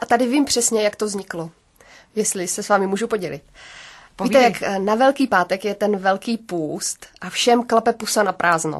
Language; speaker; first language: Czech; native; Czech